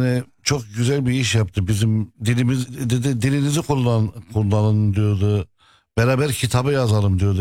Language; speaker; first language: Turkish; non-native, fluent; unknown